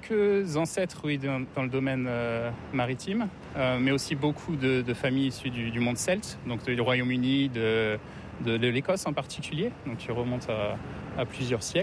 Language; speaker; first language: French; native; French